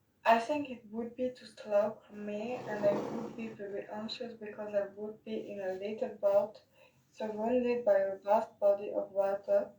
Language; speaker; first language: English; non-native, learner; French